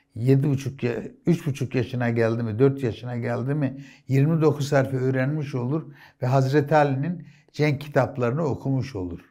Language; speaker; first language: Turkish; native; Turkish